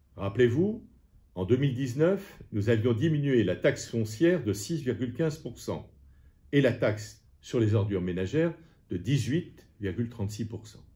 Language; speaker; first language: French; native; French